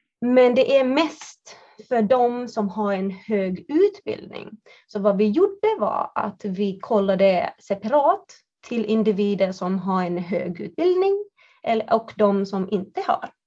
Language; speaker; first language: Swedish; non-native, fluent; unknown